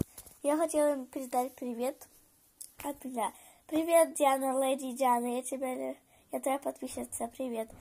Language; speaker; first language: Russian; early bilingual, heritage; Russian